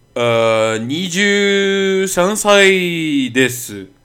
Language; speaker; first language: Japanese; non-native, learner; Portuguese